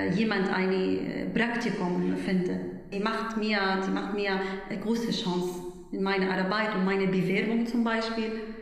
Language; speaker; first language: German; non-native, learner; Arabic